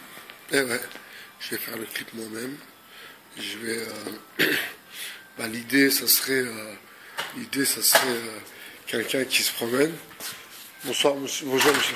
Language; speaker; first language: French; native; French